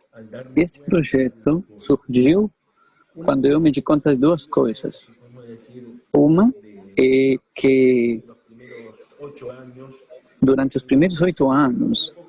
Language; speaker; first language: Portuguese; non-native, fluent; Spanish